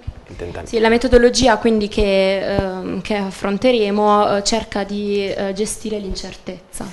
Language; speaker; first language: Italian; native; Italian